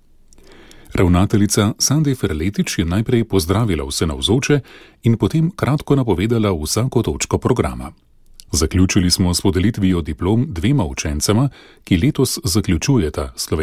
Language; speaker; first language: Slovenian; native; Slovenian